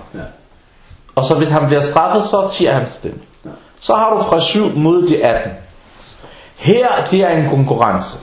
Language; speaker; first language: Danish; non-native, fluent; Arabic